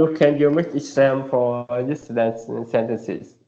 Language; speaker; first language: English; non-native, learner; Vietnamese